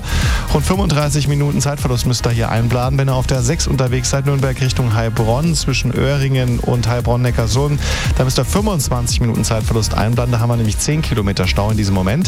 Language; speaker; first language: German; native; German